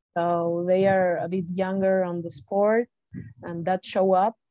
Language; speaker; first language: English; non-native, fluent; Spanish